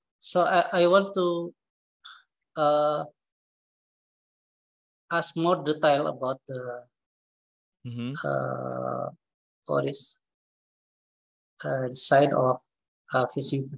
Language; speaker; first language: English; non-native, learner; Indonesian